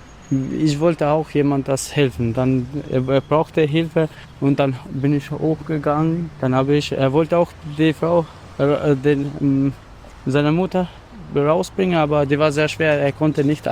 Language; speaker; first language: German; non-native, learner; Albanian